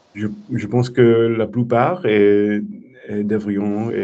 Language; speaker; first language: French; non-native, learner; English